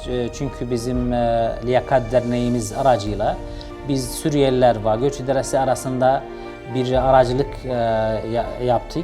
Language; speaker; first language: Turkish; non-native, fluent; Arabic